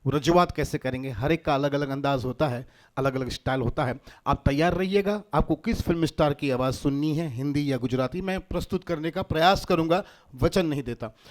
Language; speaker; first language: Hindi; non-native, local second language; Gujarati